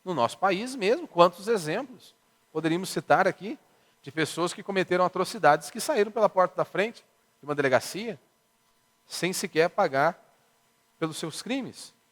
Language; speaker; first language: Portuguese; native; Portuguese